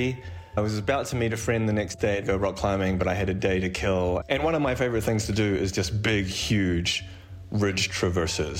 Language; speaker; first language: English; native; English